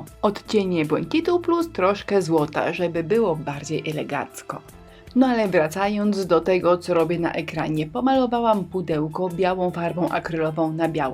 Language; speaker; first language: Polish; native; Polish